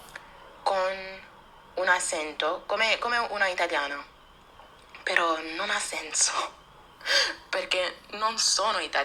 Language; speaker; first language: Italian; non-native, fluent; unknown